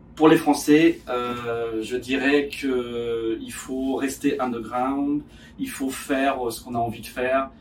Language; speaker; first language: French; native; French